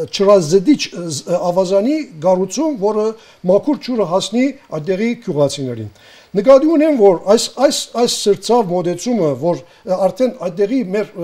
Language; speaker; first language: Armenian; early bilingual, heritage; Armenian